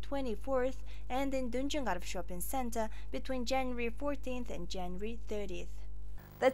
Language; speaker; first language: English; non-native, fluent; Mongolian